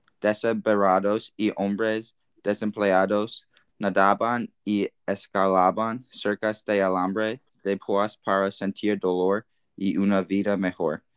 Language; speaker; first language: Spanish; non-native, learner; English